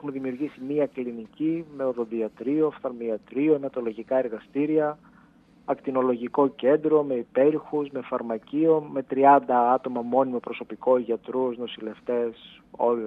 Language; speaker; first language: Greek; native; Greek